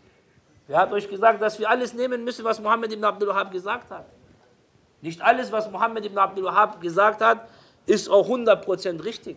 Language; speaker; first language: German; non-native, fluent; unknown